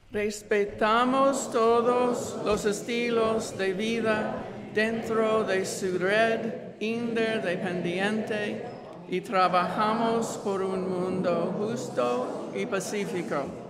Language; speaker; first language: Spanish; non-native, learner; English